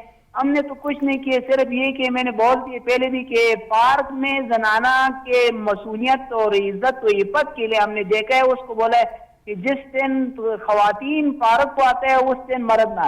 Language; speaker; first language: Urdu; non-native, learner; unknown